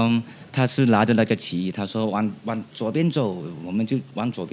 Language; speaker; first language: Chinese; non-native, local second language; Cantonese